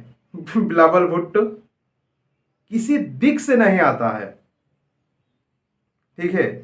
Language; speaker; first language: Hindi; non-native, local second language; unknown